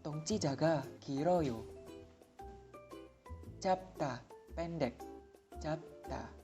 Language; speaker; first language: Korean; non-native, fluent; Indonesian